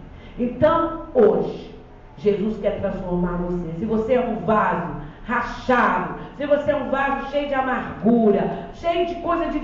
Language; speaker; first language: Portuguese; native; Portuguese